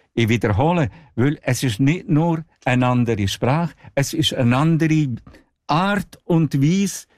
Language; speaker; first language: German; non-native, local second language; Italian